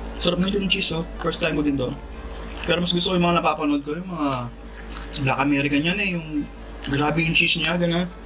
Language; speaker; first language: Filipino; non-native, local second language; Pampanga